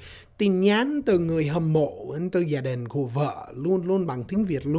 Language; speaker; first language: Vietnamese; non-native, learner; English